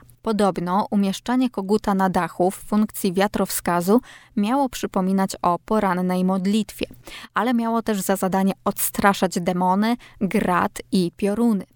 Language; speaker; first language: Polish; native; Polish